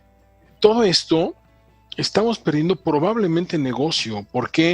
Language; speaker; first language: Spanish; native; Spanish